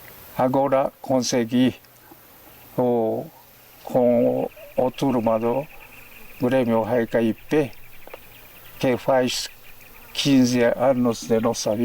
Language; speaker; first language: Portuguese; non-native, fluent; Japanese